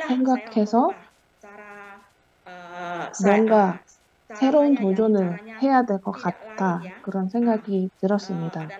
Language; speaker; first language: Korean; non-native, fluent; Indonesian